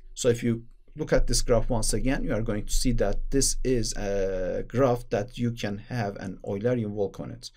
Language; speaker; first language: English; non-native, fluent; Turkish